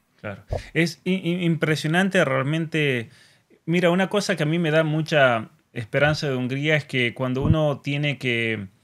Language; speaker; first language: Spanish; native; Spanish